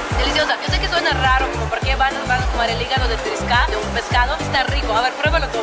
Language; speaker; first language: Spanish; non-native, fluent; Russian